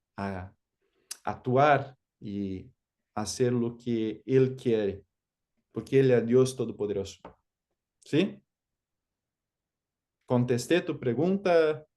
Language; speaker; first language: Spanish; non-native, fluent; Portuguese